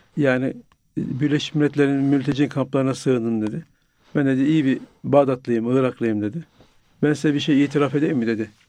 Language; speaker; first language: Turkish; native; Turkish